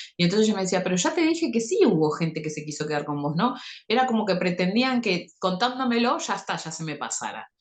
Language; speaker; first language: Spanish; native; Spanish